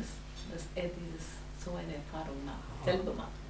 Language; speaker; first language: German; non-native, fluent; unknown